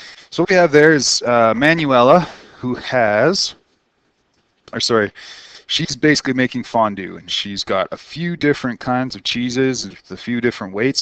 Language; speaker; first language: English; native; English